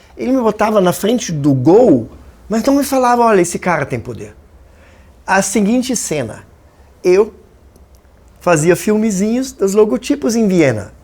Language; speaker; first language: Portuguese; non-native, fluent; German